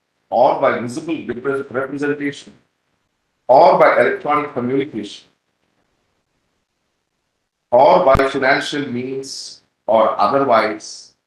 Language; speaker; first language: English; non-native, local second language; Hindi